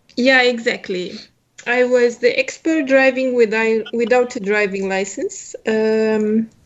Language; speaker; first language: English; non-native, fluent; Romanian